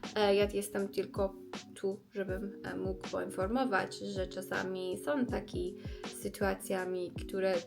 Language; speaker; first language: Polish; non-native, learner; Persian